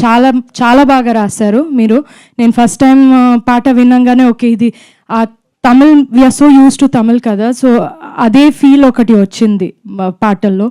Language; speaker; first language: Telugu; non-native, fluent; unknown